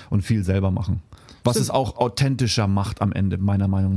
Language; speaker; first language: German; early bilingual, heritage; German